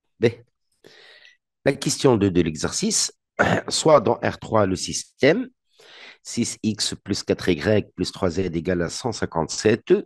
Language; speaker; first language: French; non-native, local second language; Arabic